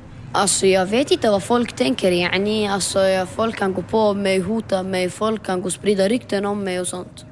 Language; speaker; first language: Swedish; early bilingual, other home language; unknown